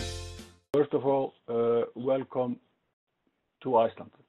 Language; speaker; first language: English; non-native, fluent; Icelandic